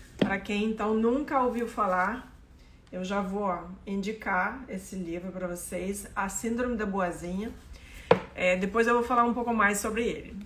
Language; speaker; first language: Portuguese; non-native, fluent; French